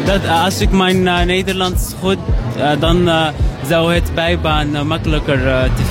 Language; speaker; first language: Dutch; non-native, learner; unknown